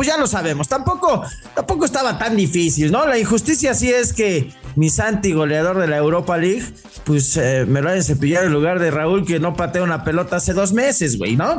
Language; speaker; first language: Spanish; native; Spanish